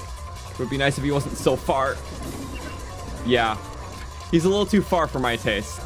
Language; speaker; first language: English; native; English